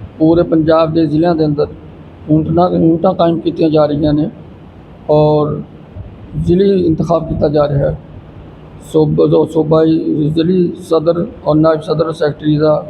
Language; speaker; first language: Urdu; non-native, local second language; Punjabi